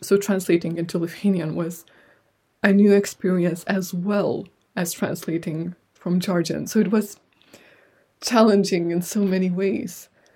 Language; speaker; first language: English; non-native, fluent; Lithuanian